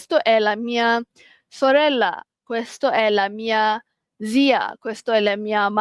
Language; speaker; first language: Italian; non-native, learner; Malay